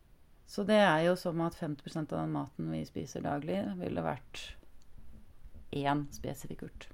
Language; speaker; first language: Norwegian; native; Norwegian